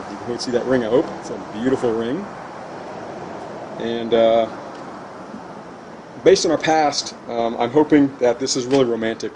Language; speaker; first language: English; native; English